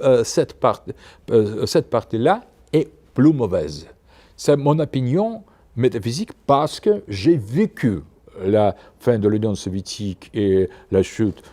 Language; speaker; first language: French; non-native, fluent; Russian